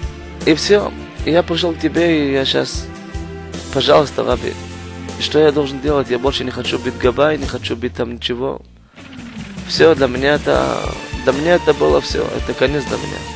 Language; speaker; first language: Russian; non-native, learner; Hebrew